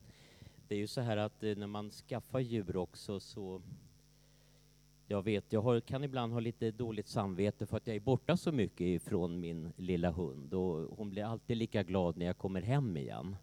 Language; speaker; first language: Swedish; native; Swedish